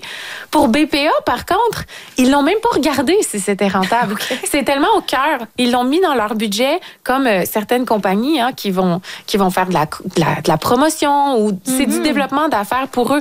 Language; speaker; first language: French; native; French